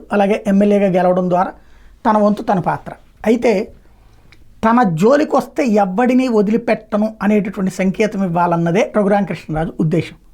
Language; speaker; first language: Telugu; native; Telugu